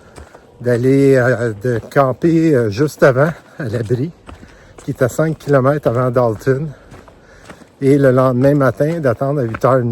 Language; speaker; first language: French; native; French